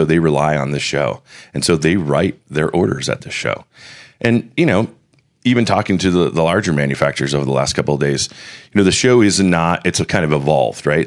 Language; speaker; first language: English; native; English